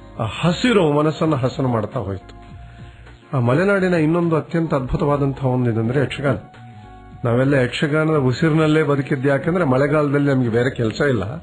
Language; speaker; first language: Kannada; native; Kannada